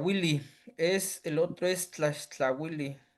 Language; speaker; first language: Spanish; native; Spanish